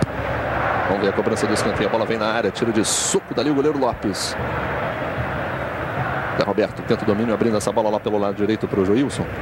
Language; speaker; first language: Portuguese; native; Portuguese